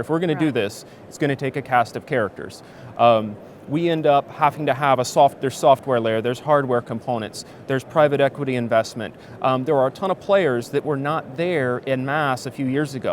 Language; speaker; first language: English; native; English